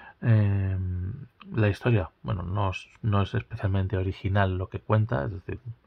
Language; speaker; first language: Spanish; native; Spanish